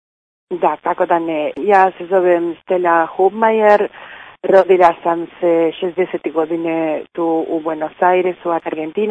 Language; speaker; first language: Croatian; early bilingual, heritage; Croatian